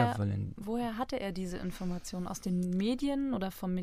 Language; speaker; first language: German; native; German